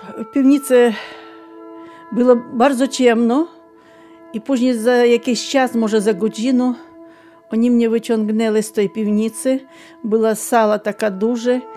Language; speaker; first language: Polish; non-native, learner; Ukrainian